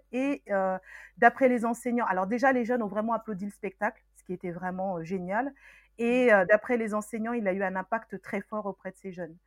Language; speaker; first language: French; early bilingual, other home language; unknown